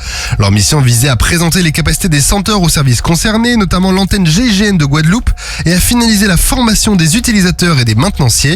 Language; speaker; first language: French; native; French